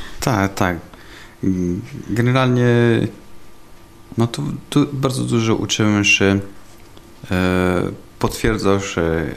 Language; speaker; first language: Polish; non-native, learner; Italian